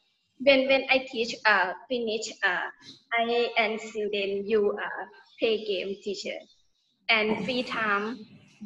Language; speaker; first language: English; non-native, learner; Thai